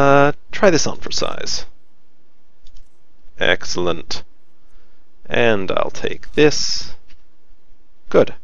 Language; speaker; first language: English; native; English